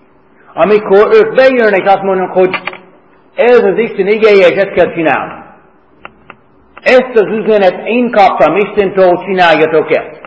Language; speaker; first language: Hungarian; non-native, fluent; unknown